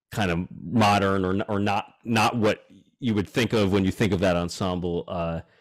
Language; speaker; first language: English; native; English